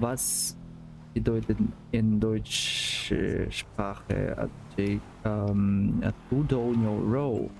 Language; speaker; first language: German; non-native, learner; Russian